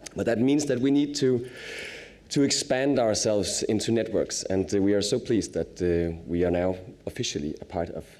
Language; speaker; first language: English; non-native, fluent; Danish